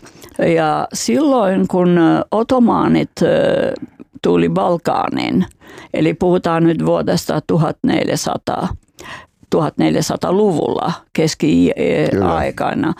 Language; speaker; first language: Finnish; non-native, fluent; Albanian